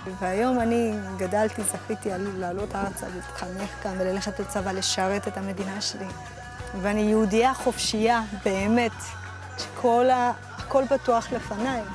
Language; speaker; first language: Hebrew; early bilingual, other home language; Amharic